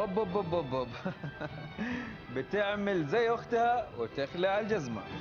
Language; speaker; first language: Arabic; native; Arabic